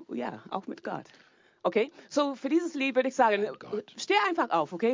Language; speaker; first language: German; non-native, fluent; English